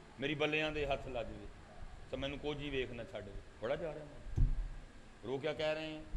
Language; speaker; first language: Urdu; non-native, local second language; Punjabi